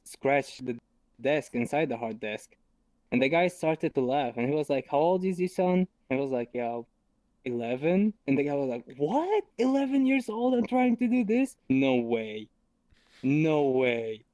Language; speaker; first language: English; non-native, fluent; Arabic